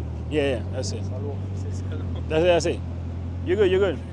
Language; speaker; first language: English; non-native, fluent; Spanish